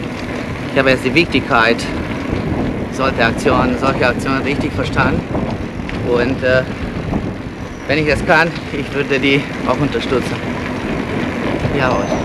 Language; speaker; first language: German; non-native, fluent; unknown